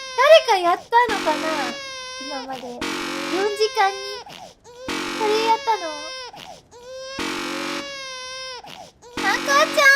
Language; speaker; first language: Japanese; non-native, fluent; English